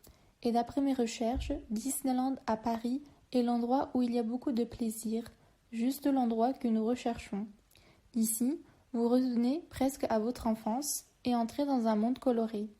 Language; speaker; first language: French; non-native, learner; Turkish